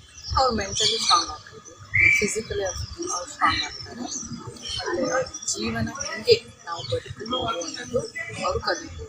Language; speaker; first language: Kannada; non-native, local second language; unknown